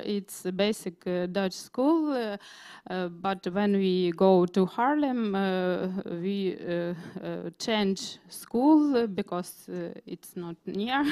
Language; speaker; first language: English; non-native, learner; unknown